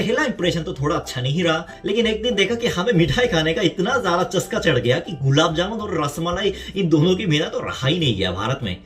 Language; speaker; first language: Hindi; non-native, fluent; Korean